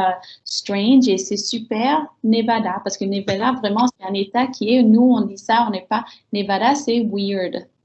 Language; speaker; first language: French; early bilingual, heritage; French